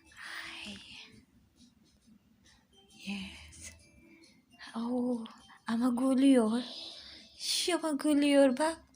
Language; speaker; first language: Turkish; non-native, learner; Filipino